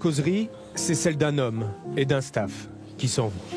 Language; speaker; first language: French; native; French